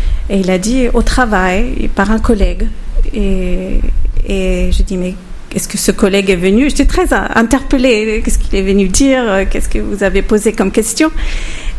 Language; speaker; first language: French; non-native, fluent; Spanish